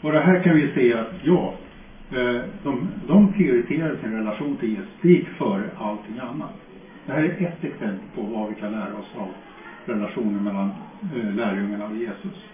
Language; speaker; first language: Swedish; non-native, fluent; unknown